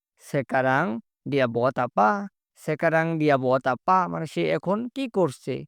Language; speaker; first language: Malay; non-native, fluent; Bangla